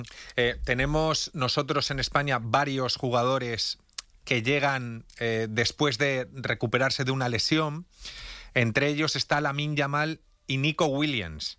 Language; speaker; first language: Spanish; native; Spanish